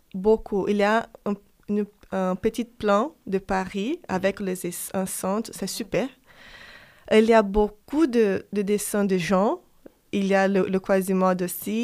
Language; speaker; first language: French; non-native, fluent; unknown